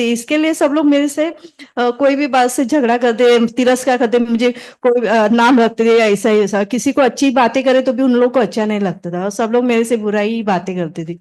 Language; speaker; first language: Hindi; native; Hindi